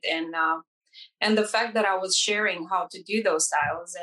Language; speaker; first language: English; non-native, fluent; Romanian